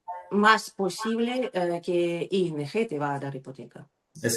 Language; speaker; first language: Spanish; non-native, learner; Russian